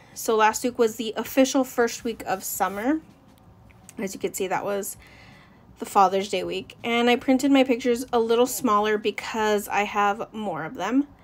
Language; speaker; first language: English; native; English